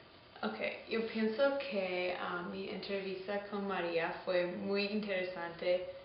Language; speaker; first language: Spanish; non-native, learner; English